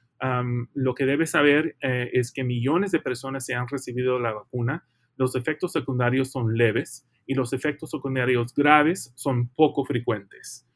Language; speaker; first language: Spanish; early bilingual, heritage; Spanish